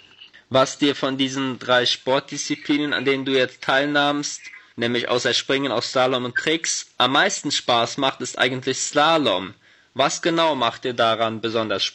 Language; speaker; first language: German; native; German